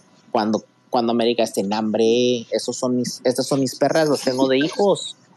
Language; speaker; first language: Spanish; early bilingual, heritage; Spanish